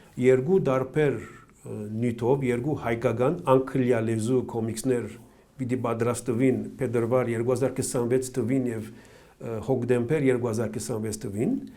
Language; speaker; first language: Armenian; early bilingual, heritage; Armenian